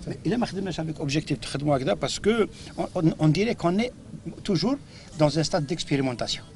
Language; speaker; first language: French; non-native, local second language; Arabic